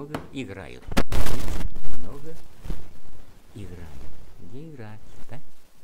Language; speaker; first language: Russian; non-native, fluent; Vietnamese